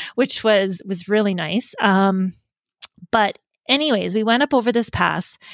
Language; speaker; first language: English; native; English